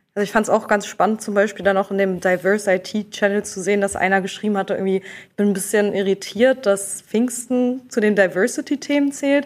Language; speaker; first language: German; native; German